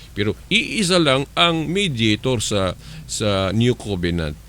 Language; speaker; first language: Filipino; non-native, fluent; Cebuano